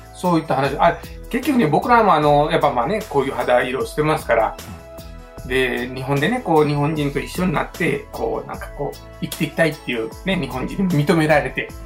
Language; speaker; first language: Japanese; non-native, fluent; Sinhala